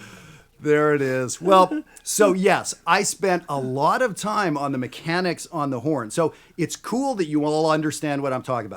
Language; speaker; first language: English; native; English